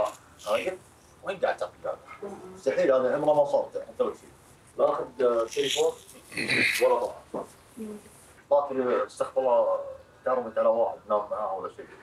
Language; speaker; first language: Arabic; native; Arabic